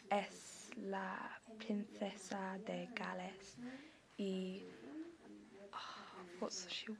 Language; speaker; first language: Spanish; non-native, learner; English